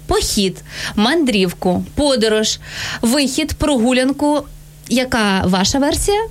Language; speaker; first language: Ukrainian; native; Ukrainian